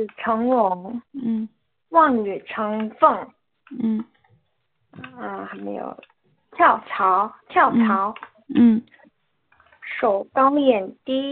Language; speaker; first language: Chinese; non-native, learner; Korean